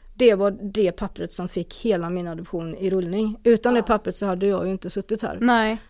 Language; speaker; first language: Swedish; native; Swedish